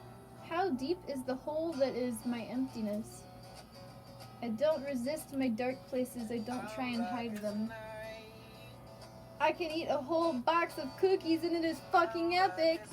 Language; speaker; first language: English; native; English